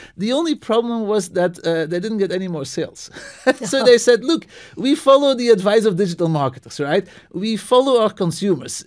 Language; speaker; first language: English; non-native, fluent; Dutch